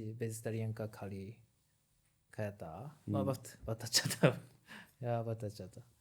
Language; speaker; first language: Hindi; non-native, learner; Japanese